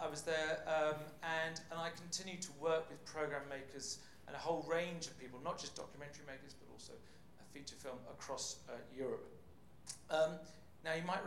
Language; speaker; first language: English; native; English